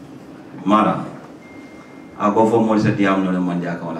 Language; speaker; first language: Spanish; non-native, learner; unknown